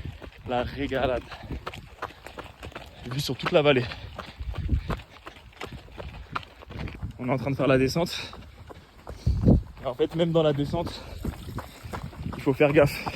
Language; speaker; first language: French; native; French